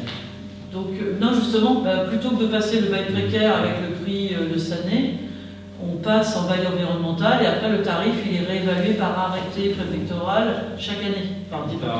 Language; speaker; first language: French; native; French